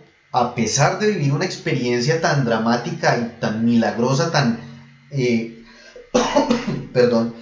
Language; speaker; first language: Spanish; native; Spanish